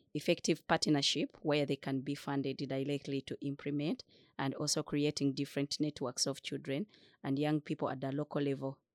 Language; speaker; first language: English; non-native, fluent; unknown